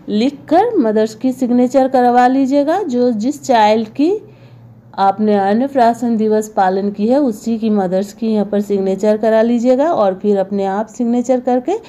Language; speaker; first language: Hindi; non-native, local second language; Bangla